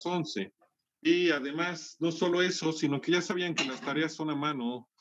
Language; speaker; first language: Spanish; native; Spanish